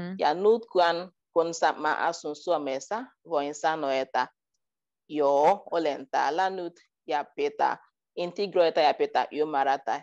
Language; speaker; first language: Finnish; non-native, learner; Igbo